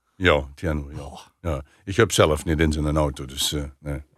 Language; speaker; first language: Dutch; native; Dutch